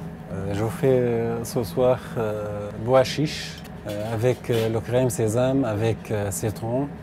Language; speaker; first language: French; non-native, learner; Arabic